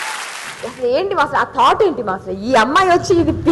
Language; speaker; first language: Telugu; native; Telugu